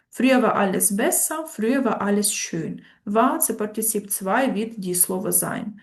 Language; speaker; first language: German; non-native, fluent; Ukrainian